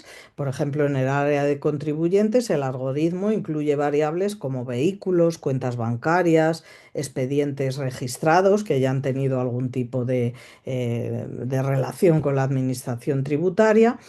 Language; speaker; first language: Spanish; native; Spanish